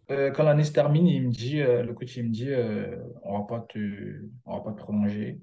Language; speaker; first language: French; early bilingual, other home language; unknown